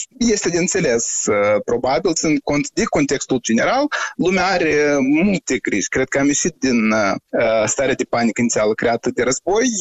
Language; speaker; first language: Romanian; native; Romanian